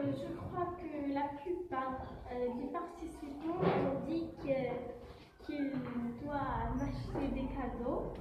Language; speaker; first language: French; non-native, learner; Kabyle